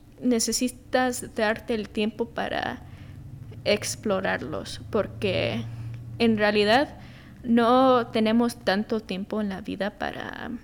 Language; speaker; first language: Spanish; early bilingual, heritage; Spanish